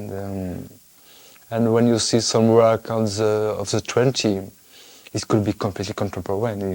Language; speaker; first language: English; non-native, fluent; French